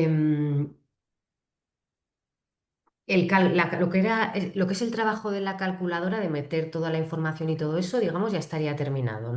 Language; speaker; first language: Spanish; native; Spanish